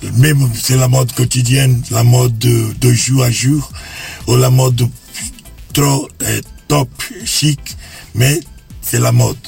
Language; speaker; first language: French; non-native, fluent; Portuguese